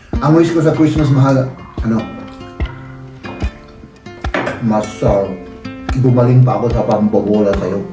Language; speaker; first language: Filipino; non-native, fluent; German